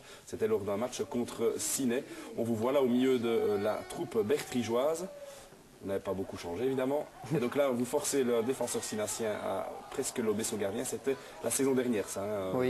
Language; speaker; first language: French; native; French